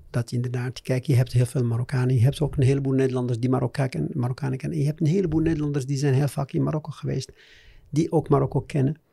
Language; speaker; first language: Dutch; non-native, fluent; Arabic